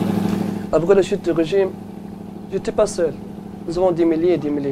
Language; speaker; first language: French; non-native, local second language; Arabic